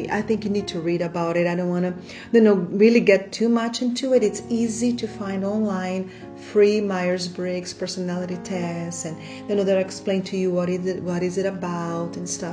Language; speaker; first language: English; non-native, fluent; Portuguese